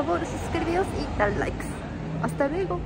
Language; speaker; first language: Spanish; non-native, learner; Japanese